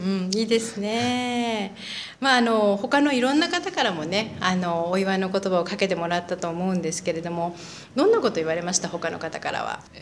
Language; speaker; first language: Japanese; native; Japanese